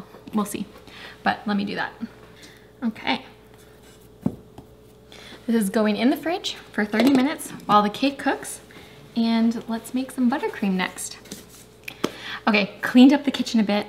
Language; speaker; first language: English; native; English